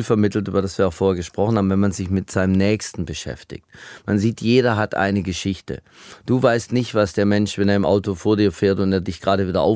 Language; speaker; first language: German; native; German